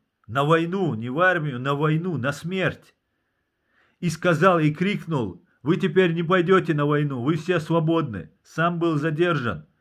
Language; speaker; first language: Russian; non-native, local second language; Chechen